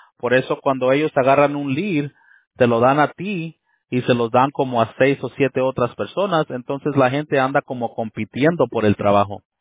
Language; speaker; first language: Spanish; early bilingual, heritage; Spanish